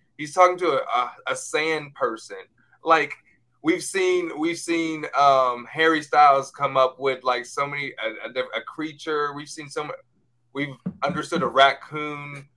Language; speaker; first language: English; native; English